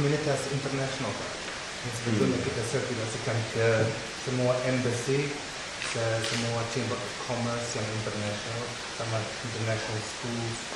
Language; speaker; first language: Indonesian; non-native, fluent; English